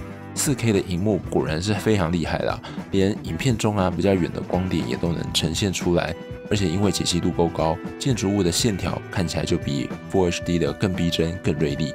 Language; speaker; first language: Chinese; native; Chinese